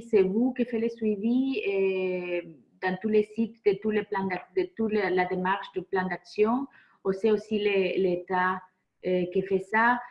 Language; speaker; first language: French; non-native, fluent; Spanish